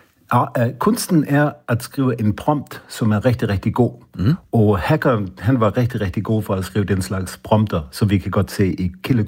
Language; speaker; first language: Danish; non-native, fluent; German